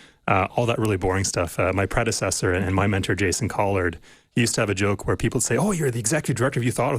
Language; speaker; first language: English; native; English